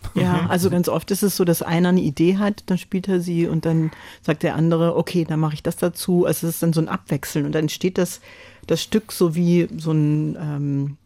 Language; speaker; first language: German; non-native, fluent; French